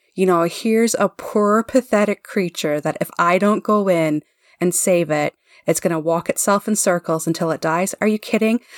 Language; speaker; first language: English; native; English